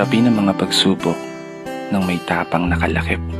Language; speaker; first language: Filipino; native; Filipino